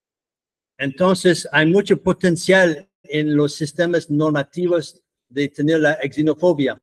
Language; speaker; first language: Spanish; non-native, fluent; English